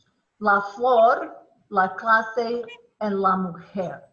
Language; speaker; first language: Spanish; non-native, fluent; English